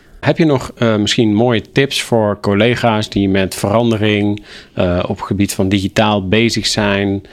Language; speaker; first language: Dutch; native; Dutch